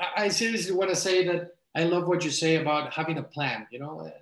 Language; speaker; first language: English; non-native, fluent; Spanish